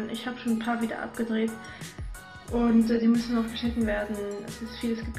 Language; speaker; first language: German; native; German